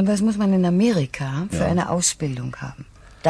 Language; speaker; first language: German; native; German